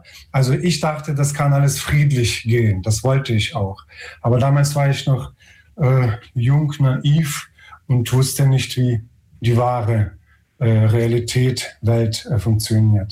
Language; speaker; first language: German; non-native, fluent; Ukrainian